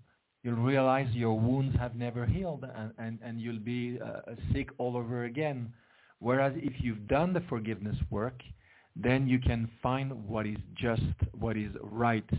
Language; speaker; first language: English; non-native, fluent; French